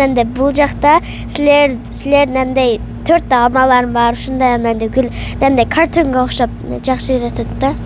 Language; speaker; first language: Kyrgyz; early bilingual, heritage; Kyrgyz